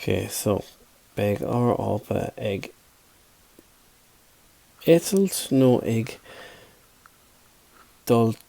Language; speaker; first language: Irish; non-native, local second language; English